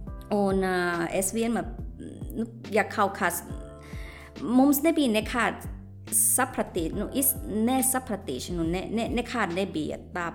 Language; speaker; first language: Latvian; non-native, fluent; Thai